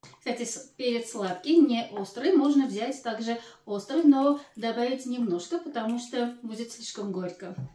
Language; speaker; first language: Russian; non-native, local second language; Armenian